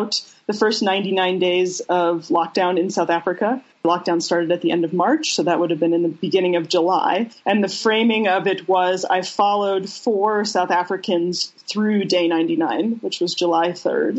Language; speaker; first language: English; native; English